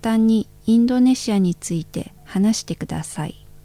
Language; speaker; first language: Japanese; non-native, fluent; Indonesian